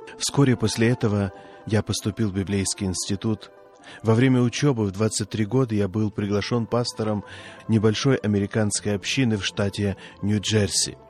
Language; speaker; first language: Russian; non-native, fluent; Swedish